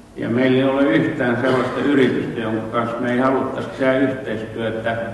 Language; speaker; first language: Finnish; native; Finnish